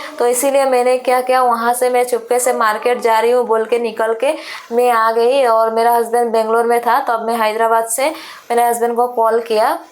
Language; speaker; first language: Hindi; non-native, local second language; Sadri